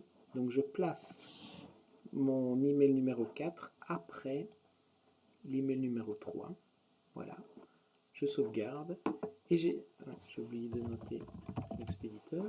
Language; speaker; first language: French; native; French